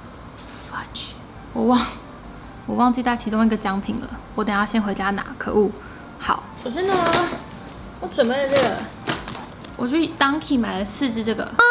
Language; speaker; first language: Chinese; native; Chinese